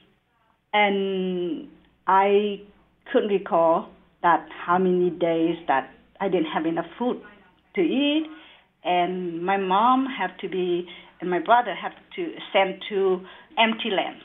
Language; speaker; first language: English; non-native, learner; Vietnamese